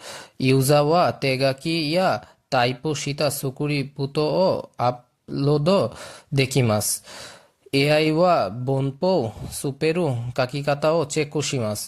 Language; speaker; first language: Japanese; non-native, learner; Bangla